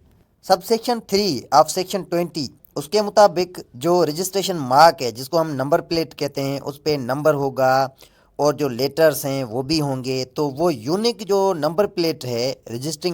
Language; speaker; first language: Urdu; native; Urdu